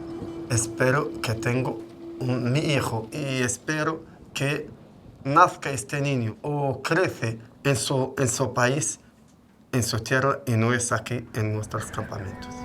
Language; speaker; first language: Spanish; non-native, fluent; Arabic